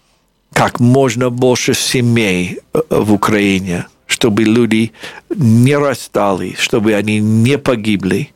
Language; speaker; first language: Russian; non-native, fluent; English